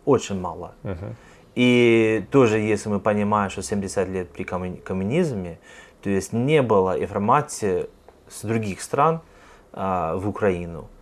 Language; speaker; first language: Russian; non-native, fluent; English